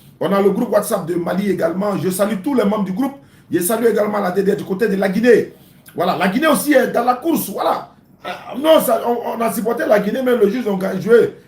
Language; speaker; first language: French; non-native, local second language; Dyula